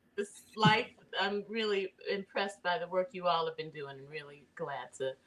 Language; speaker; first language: English; native; English